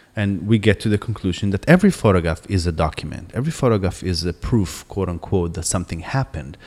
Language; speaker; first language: English; non-native, fluent; Hebrew